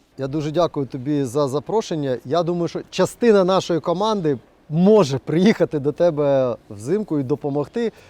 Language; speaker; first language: Ukrainian; native; Ukrainian